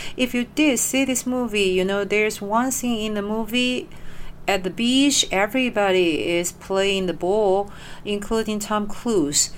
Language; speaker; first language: English; non-native, fluent; Chinese